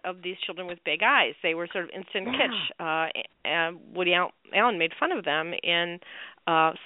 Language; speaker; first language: English; native; English